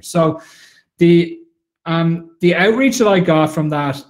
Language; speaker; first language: English; native; English